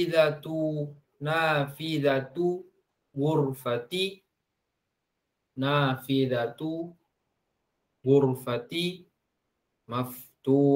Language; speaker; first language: Arabic; non-native, fluent; Indonesian